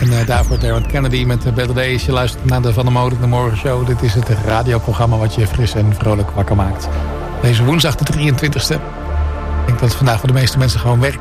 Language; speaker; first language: Dutch; native; Dutch